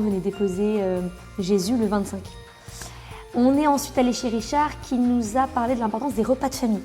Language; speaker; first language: French; native; French